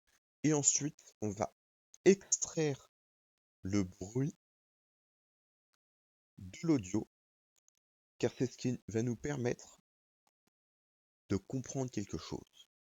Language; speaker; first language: French; native; French